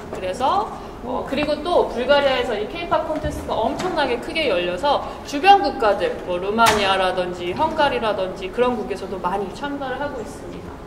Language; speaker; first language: Korean; native; Korean